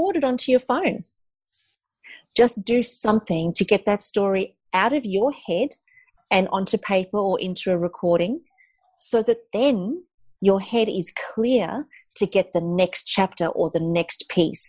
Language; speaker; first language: English; native; English